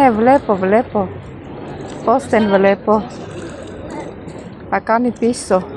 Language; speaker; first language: Greek; non-native, learner; Armenian